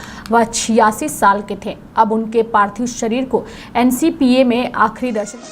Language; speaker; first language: Hindi; native; Hindi